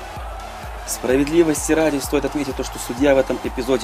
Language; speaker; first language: Russian; native; Russian